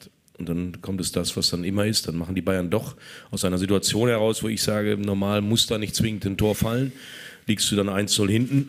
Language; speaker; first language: German; native; German